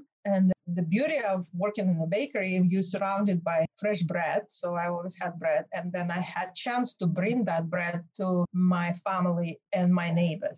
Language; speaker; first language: English; non-native, fluent; Russian